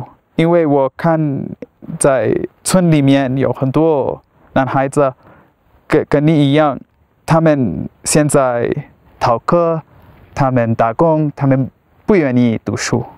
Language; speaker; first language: Chinese; non-native, learner; English